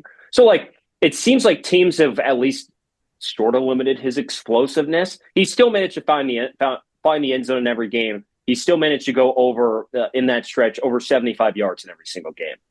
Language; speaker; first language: English; native; English